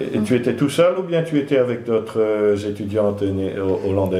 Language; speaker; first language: French; non-native, fluent; Dutch